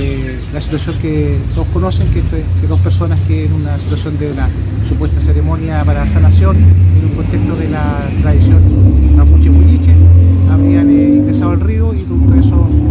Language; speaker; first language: Spanish; native; Spanish